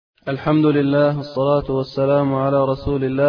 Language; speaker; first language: Arabic; native; Arabic